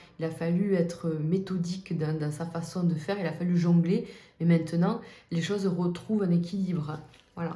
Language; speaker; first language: French; native; French